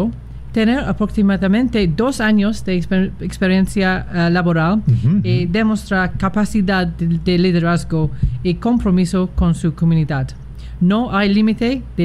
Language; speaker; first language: Spanish; non-native, learner; English